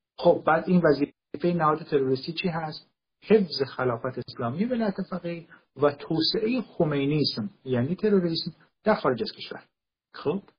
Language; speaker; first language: Persian; non-native, local second language; Kurdish